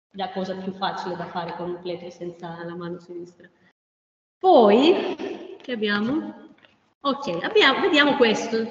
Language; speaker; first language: Italian; non-native, fluent; Greek